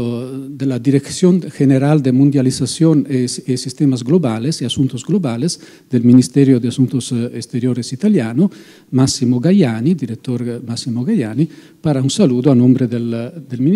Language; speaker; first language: Spanish; non-native, fluent; Italian